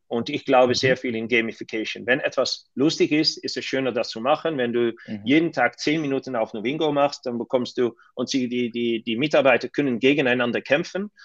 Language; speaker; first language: German; non-native, learner; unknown